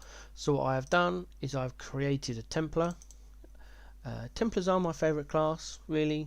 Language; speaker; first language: English; native; English